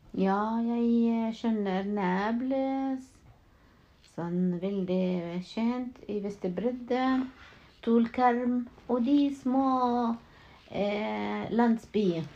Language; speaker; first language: Norwegian; non-native, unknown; Arabic